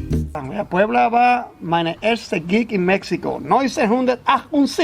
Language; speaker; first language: German; non-native, learner; Spanish